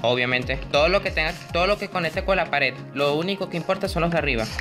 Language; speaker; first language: Spanish; native; Spanish